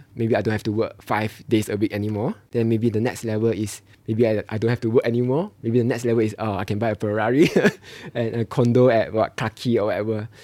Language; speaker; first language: English; non-native, local second language; Chinese